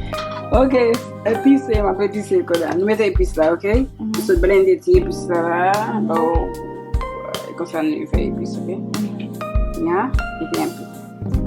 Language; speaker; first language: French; non-native, learner; Haitian Creole